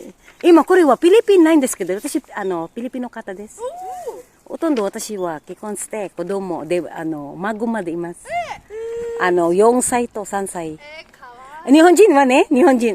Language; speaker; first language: Japanese; early bilingual, other home language; Filipino